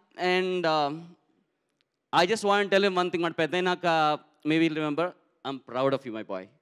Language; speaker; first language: English; non-native, local second language; Telugu